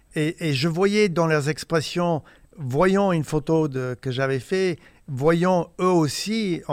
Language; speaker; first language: French; non-native, fluent; English